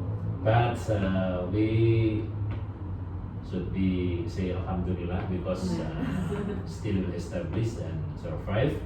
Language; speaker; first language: English; non-native, learner; Indonesian